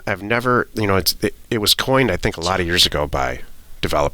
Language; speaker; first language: English; native; English